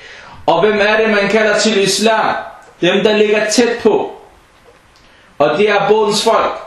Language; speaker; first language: Danish; non-native, fluent; Arabic